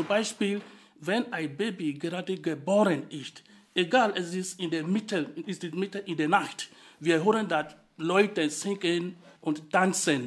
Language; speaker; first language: German; non-native, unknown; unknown